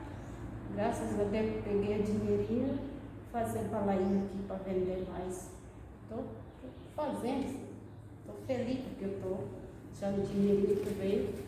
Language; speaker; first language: Portuguese; non-native, local second language; Guarani